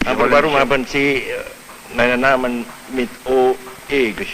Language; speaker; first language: German; non-native, fluent; Javanese